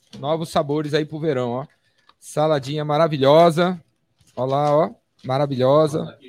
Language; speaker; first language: Portuguese; native; Portuguese